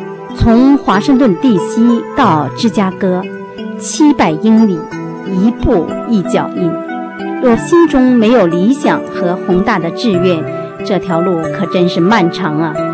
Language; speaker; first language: Chinese; native; Chinese